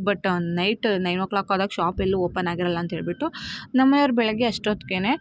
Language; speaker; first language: Kannada; native; Kannada